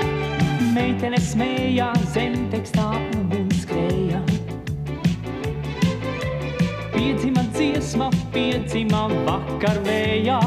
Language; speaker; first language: Latvian; native; Latvian